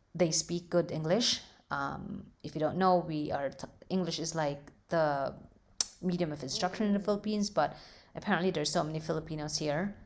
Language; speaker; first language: English; non-native, local second language; Filipino